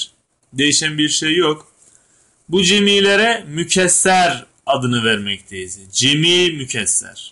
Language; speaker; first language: Turkish; native; Turkish